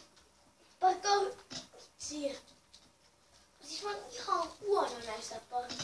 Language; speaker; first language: Finnish; native; Finnish